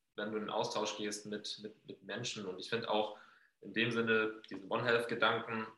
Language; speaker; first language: German; native; German